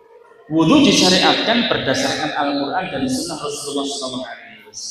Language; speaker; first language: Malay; non-native, local second language; Javanese